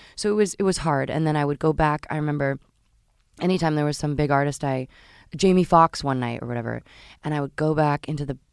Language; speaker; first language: English; native; English